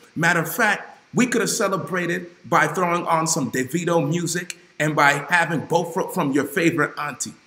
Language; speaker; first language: English; native; English